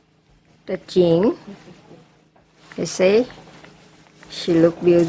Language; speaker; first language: English; non-native, learner; Thai